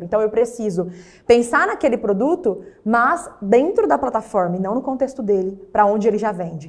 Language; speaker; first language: Portuguese; native; Portuguese